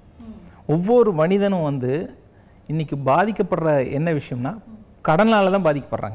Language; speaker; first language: Tamil; native; Tamil